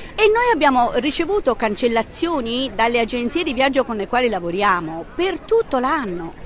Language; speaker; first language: Italian; native; Italian